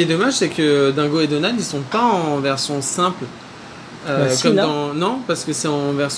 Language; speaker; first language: French; native; French